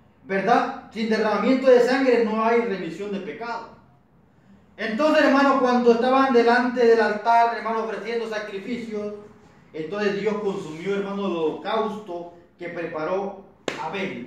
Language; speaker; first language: Spanish; native; Spanish